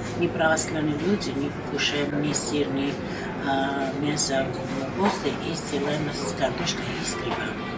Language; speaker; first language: Russian; non-native, learner; Georgian